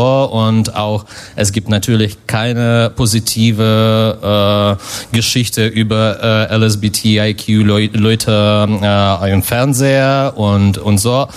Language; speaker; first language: German; non-native, fluent; Russian